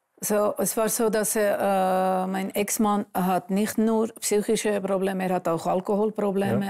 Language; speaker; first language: German; non-native, fluent; Armenian